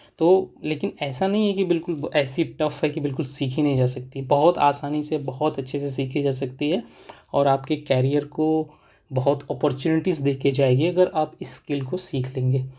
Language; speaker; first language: Hindi; native; Hindi